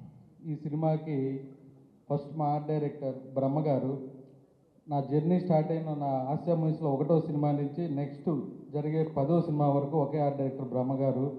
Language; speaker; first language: Telugu; native; Telugu